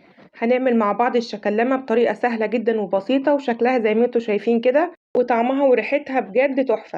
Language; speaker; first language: Arabic; native; Arabic